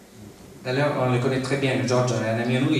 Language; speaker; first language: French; non-native, fluent; Italian